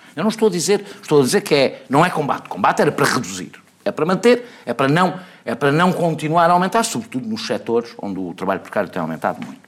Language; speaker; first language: Portuguese; native; Portuguese